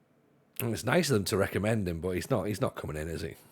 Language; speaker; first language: English; native; English